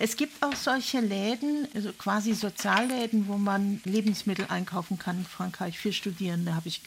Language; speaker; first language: German; native; German